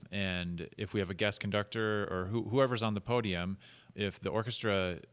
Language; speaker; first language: English; native; English